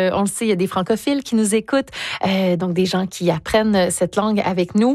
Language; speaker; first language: French; native; French